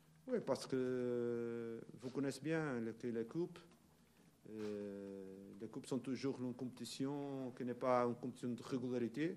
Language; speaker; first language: French; non-native, learner; Portuguese